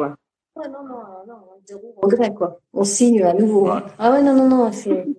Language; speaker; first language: French; native; French